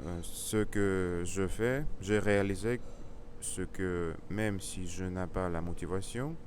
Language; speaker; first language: French; non-native, learner; Russian